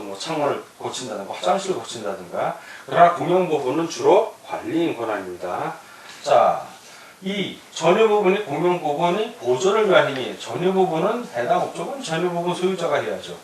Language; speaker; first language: Korean; native; Korean